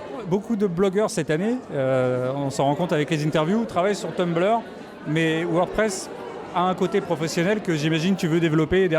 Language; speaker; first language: French; native; French